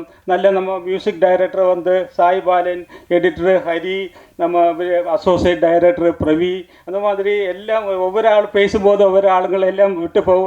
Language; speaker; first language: Tamil; non-native, learner; Malayalam